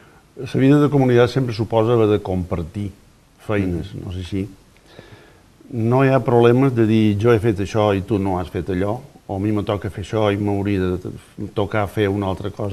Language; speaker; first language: Catalan; native; Catalan